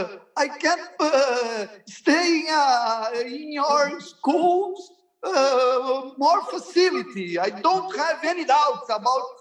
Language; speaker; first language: English; non-native, learner; Portuguese